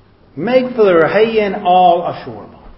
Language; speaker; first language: Hungarian; non-native, fluent; English